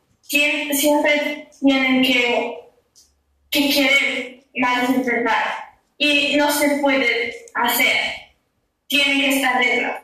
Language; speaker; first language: Spanish; non-native, learner; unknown